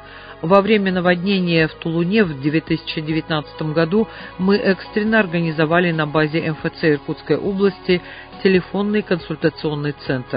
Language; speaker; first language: Russian; native; Russian